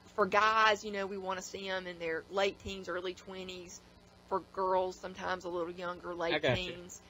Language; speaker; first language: English; native; English